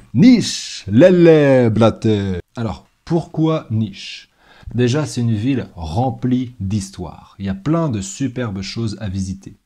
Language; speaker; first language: French; native; French